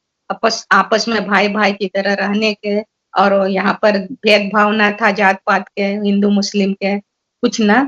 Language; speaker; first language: Hindi; early bilingual, heritage; Caribbean Hindustani